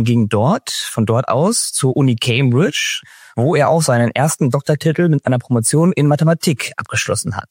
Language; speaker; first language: German; native; German